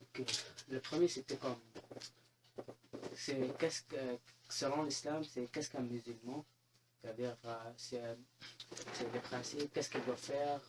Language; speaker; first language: French; non-native, fluent; Arabic